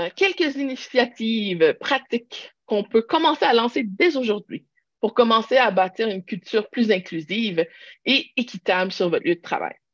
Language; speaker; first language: French; native; French